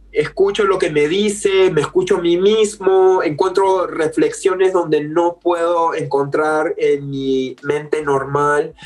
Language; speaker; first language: Spanish; early bilingual, other home language; English